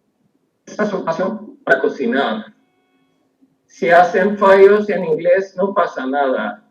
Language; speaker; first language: Spanish; non-native, fluent; Swedish